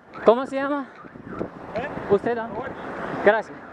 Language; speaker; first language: Spanish; non-native, learner; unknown